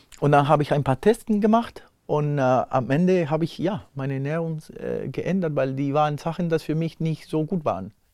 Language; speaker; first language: German; non-native, fluent; Spanish